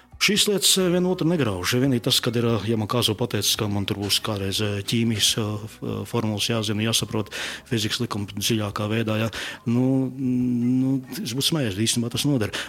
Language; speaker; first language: Latvian; native; Latvian